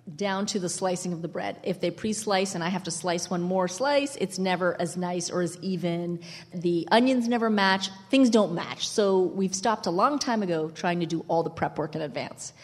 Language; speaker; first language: English; early bilingual, other home language; Italian